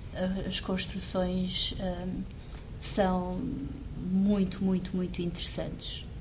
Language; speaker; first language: Portuguese; early bilingual, heritage; Portuguese